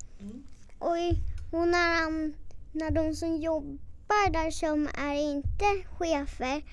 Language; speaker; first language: Swedish; early bilingual, other home language; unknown